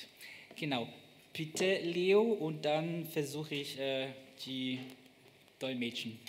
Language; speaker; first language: German; non-native, fluent; Portuguese